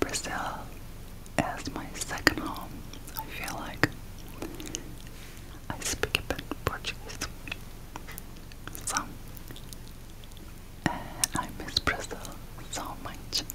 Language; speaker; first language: English; non-native, fluent; Turkish